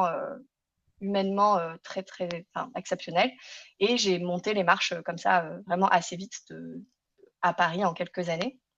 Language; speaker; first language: French; native; French